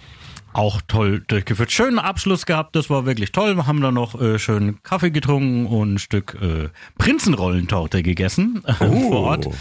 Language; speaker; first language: German; native; German